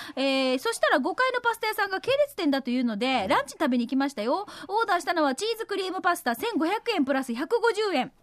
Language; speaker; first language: Japanese; native; Japanese